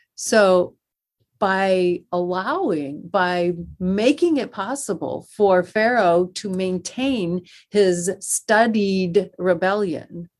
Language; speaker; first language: English; native; English